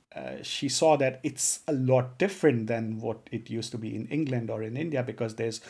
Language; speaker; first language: English; non-native, local second language; Punjabi